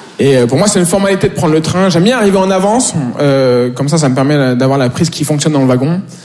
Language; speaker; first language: French; native; French